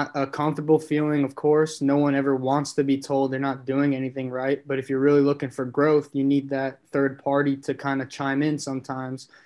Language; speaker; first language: English; native; English